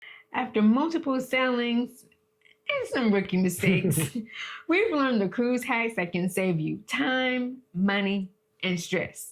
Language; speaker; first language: English; native; English